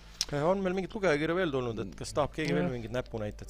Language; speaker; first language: Estonian; native; Estonian